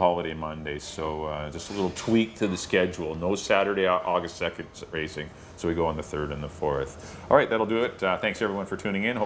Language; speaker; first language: English; native; English